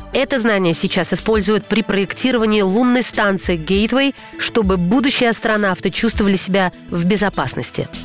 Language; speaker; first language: Russian; native; Russian